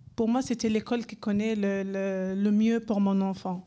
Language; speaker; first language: French; non-native, learner; Arabic